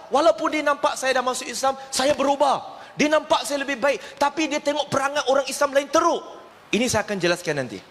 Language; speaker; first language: Malay; non-native, local second language; Chinese